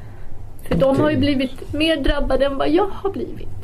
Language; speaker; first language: Swedish; early bilingual, other home language; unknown